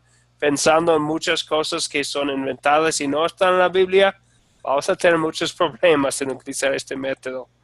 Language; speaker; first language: Spanish; non-native, fluent; English